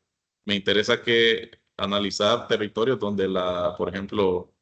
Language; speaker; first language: Spanish; native; Spanish